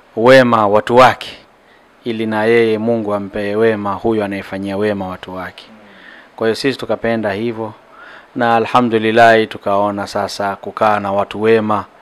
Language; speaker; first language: Swahili; native; Swahili